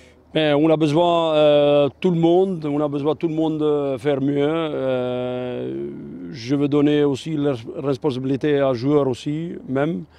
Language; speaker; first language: French; non-native, learner; Albanian